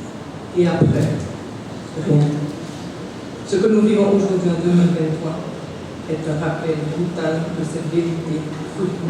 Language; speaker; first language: French; non-native, local second language; Haitian Creole